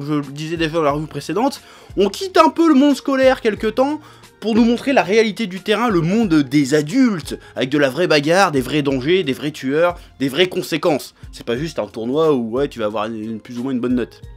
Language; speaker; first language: French; native; French